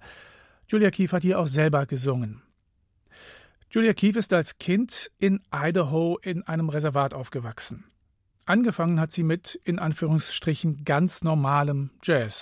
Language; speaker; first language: German; native; German